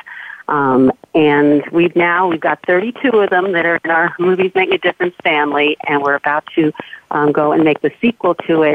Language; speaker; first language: English; native; English